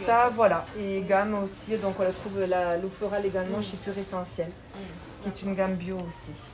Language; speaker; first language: French; native; French